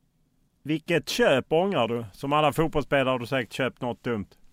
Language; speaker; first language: Swedish; native; Swedish